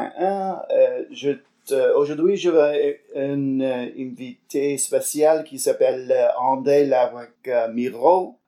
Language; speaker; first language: French; non-native, learner; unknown